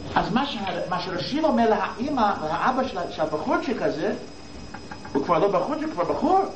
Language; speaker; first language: Hebrew; non-native, fluent; English